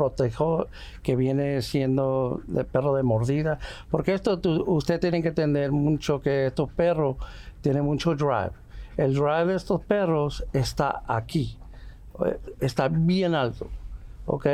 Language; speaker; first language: Spanish; early bilingual, heritage; Spanish